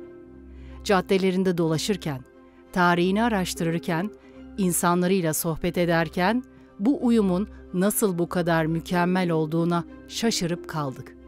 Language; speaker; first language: Turkish; native; Turkish